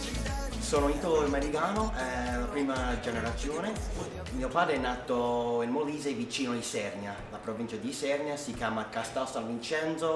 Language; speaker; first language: Italian; non-native, learner; English